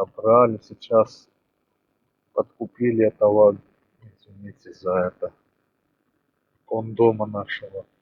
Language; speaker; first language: Russian; non-native, fluent; Georgian